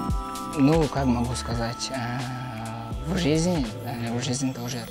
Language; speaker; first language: Russian; non-native, local second language; Uzbek